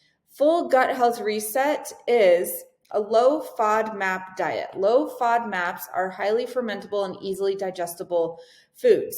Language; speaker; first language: English; native; English